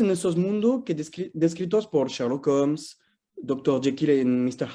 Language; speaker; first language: Spanish; non-native, fluent; French